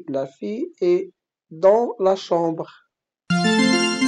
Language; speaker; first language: French; non-native, fluent; Arabic